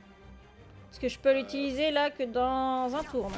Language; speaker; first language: French; native; French